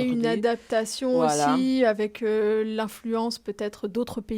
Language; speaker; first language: French; native; French